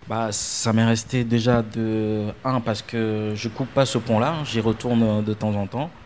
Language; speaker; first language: French; non-native, local second language; Ewe